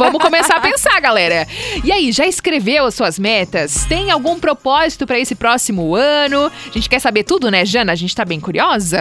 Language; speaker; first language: Portuguese; native; Portuguese